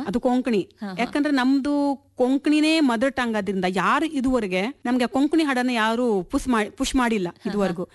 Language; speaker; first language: Kannada; non-native, local second language; Konkani